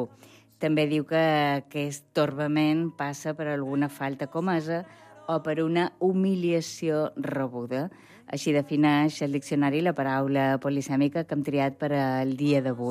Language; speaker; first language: Catalan; native; Catalan